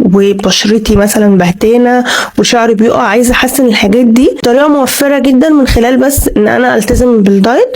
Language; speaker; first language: Arabic; native; Arabic